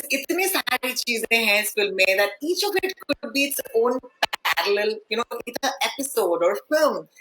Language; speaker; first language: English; non-native, local second language; Hindi